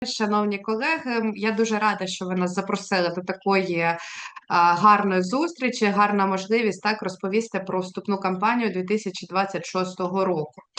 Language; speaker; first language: Ukrainian; native; Ukrainian